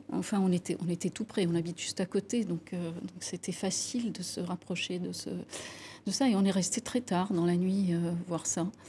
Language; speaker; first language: French; non-native, local second language; Arabic